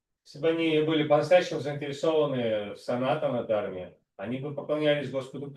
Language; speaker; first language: Russian; native; Russian